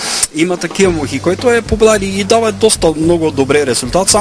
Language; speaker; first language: Bulgarian; non-native, fluent; Norwegian